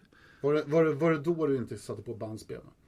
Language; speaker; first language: Swedish; native; Swedish